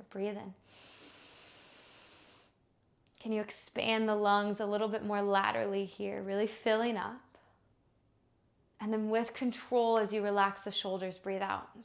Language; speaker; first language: English; native; English